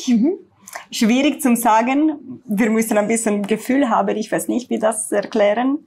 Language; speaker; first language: German; non-native, learner; Italian